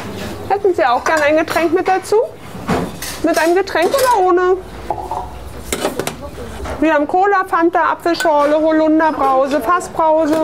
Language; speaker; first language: German; native; German